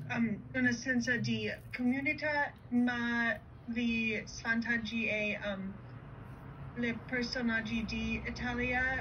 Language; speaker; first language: Italian; non-native, learner; English